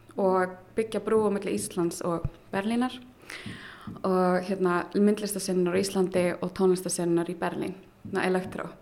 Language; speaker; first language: Icelandic; early bilingual, heritage; German